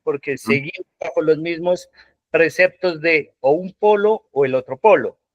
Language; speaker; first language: Spanish; native; Spanish